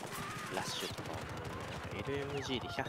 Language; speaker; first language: Japanese; native; Japanese